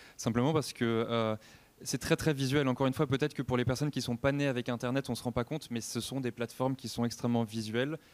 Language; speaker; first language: French; native; French